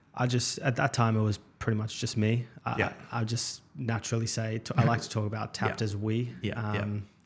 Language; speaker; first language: English; native; English